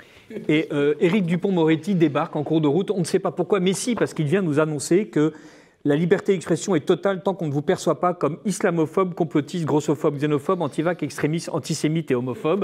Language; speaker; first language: French; native; French